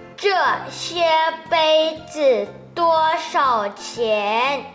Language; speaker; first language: Chinese; non-native, fluent; Thai